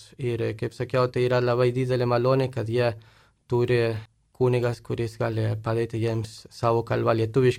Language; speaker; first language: Lithuanian; non-native, fluent; Spanish